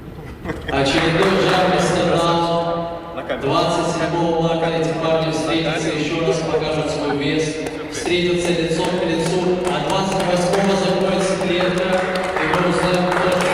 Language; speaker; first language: Russian; native; Russian